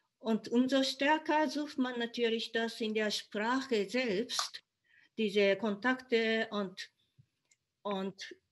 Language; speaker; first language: German; non-native, fluent; Japanese